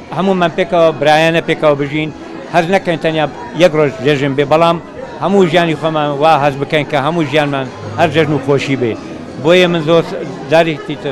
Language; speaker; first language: Central Kurdish; non-native, local second language; Assyrian Neo-Aramaic